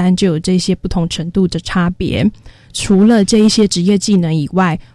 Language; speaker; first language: Chinese; native; Chinese